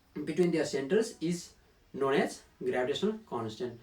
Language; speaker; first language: English; non-native, local second language; Nepali